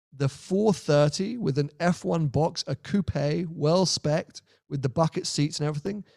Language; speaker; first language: English; native; English